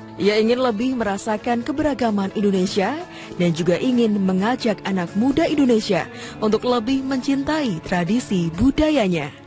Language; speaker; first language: Indonesian; native; Indonesian